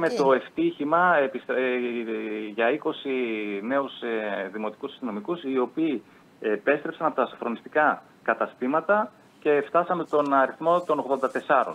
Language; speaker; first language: Greek; native; Greek